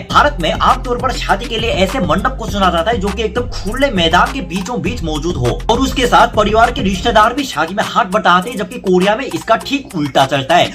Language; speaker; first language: Hindi; non-native, fluent; Korean